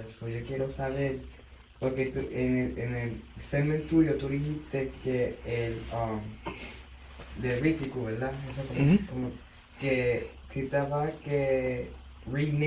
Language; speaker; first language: Spanish; early bilingual, heritage; Spanish